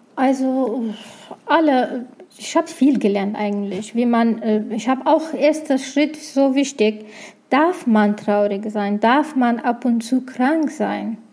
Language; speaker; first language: German; non-native, learner; Arabic